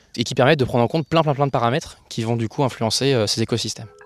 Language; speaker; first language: French; native; French